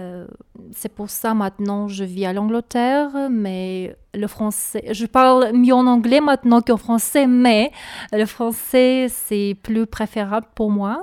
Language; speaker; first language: French; non-native, learner; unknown